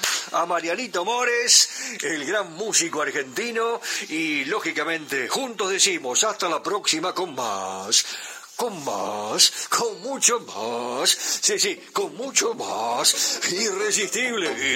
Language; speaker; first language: Spanish; native; Spanish